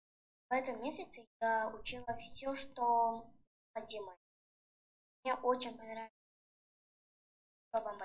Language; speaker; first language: Russian; non-native, learner; Kazakh